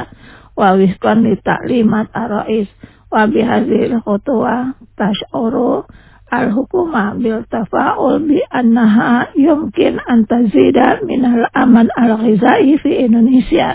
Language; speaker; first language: Arabic; non-native, learner; Indonesian